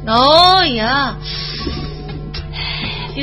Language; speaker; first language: English; non-native, learner; Korean